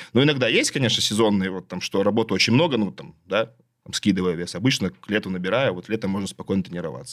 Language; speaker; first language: Russian; native; Russian